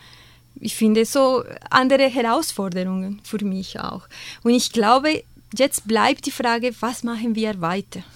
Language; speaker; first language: German; non-native, fluent; Spanish